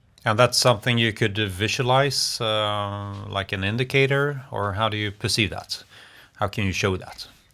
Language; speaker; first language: English; non-native, fluent; Swedish